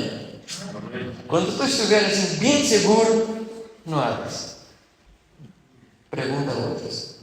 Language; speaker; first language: Spanish; non-native, fluent; Portuguese